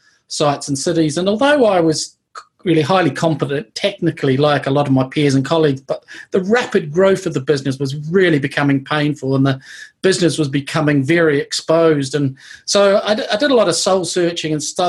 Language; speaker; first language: English; native; English